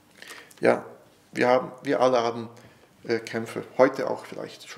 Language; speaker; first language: German; non-native, fluent; Portuguese